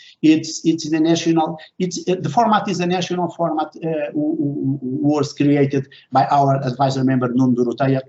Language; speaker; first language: English; non-native, fluent; Portuguese